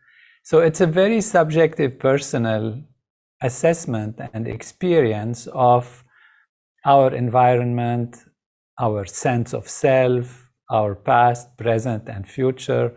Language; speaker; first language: English; non-native, fluent; Arabic